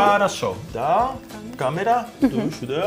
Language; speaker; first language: Russian; non-native, learner; Spanish